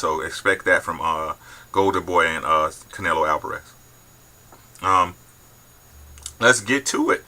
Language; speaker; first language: English; native; English